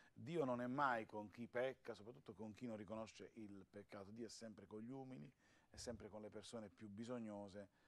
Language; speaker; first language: Italian; native; Italian